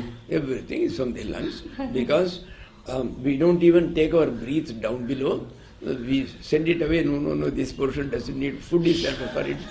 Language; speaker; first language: English; non-native, local second language; Tamil